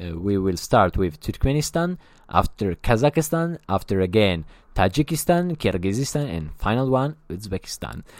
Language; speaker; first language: English; non-native, learner; Italian